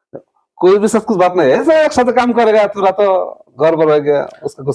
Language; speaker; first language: Hindi; non-native, learner; Bangla